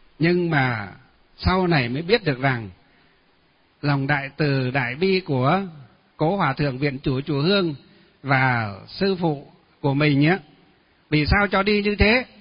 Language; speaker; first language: Vietnamese; non-native, local second language; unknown